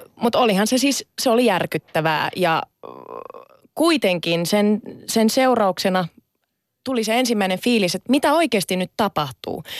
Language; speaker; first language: Finnish; early bilingual, other home language; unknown